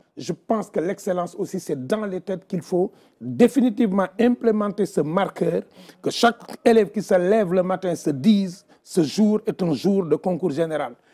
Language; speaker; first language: French; non-native, local second language; Wolof